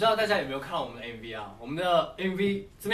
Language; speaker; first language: Chinese; native; Chinese